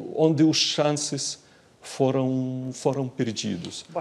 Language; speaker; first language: Portuguese; non-native, fluent; Ukrainian